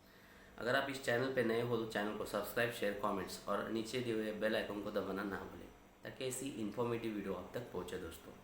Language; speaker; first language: Hindi; non-native, local second language; Marathi